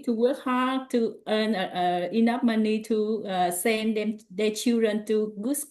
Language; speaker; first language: English; non-native, learner; Vietnamese